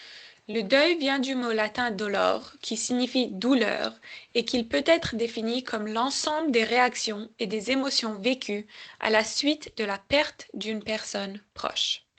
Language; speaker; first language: French; native; French